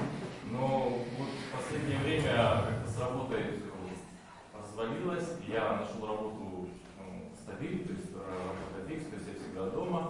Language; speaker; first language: Russian; native; Russian